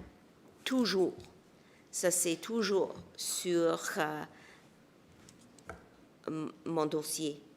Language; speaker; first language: French; non-native, local second language; English